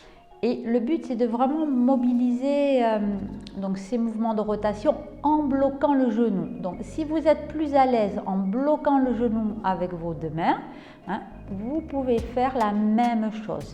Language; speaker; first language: French; native; French